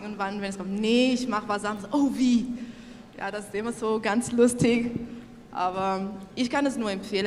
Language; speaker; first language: German; non-native, local second language; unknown